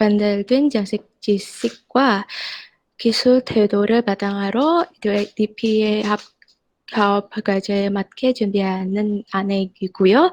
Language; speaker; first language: Korean; non-native, fluent; Indonesian